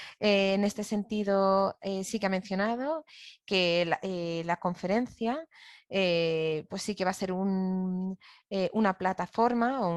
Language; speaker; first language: Spanish; native; Spanish